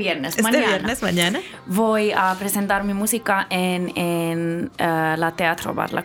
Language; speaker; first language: Spanish; non-native, learner; Finnish